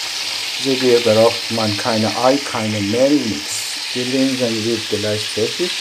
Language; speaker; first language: German; non-native, fluent; Persian